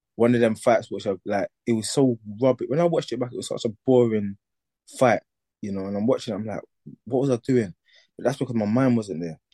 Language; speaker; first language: English; native; English